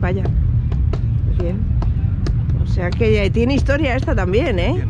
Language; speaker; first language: Spanish; native; Spanish